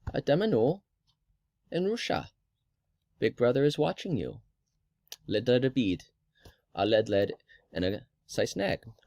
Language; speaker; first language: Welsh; non-native, learner; English